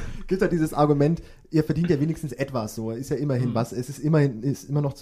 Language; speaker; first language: German; native; German